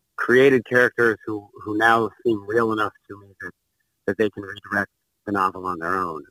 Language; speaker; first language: English; native; English